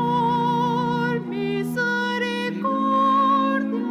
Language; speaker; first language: Portuguese; native; Portuguese